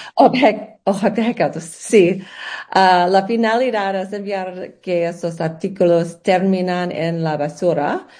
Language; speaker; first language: Spanish; non-native, learner; English